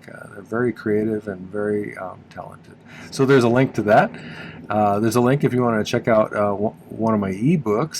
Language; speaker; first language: English; native; English